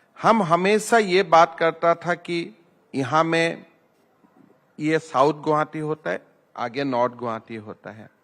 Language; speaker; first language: Hindi; non-native, local second language; Assamese